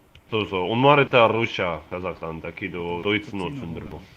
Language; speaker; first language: Japanese; non-native, learner; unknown